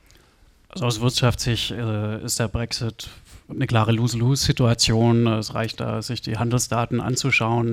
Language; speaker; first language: German; native; German